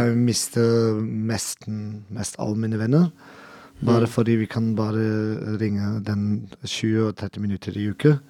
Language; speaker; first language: Norwegian; non-native, learner; German